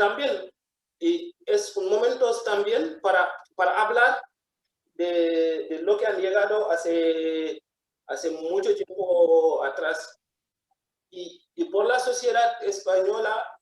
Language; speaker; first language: Spanish; non-native, fluent; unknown